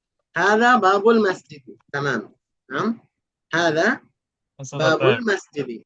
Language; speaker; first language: Arabic; non-native, fluent; Bangla